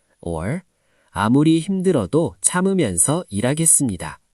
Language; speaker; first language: Korean; non-native, learner; Nepali